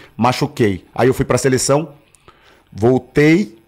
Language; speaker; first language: Portuguese; native; Portuguese